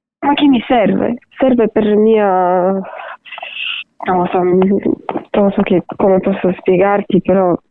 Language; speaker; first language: Italian; non-native, learner; Ukrainian